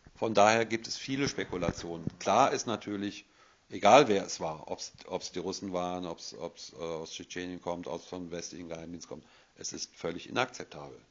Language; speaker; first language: German; native; German